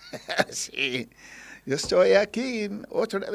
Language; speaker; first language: Spanish; non-native, learner; English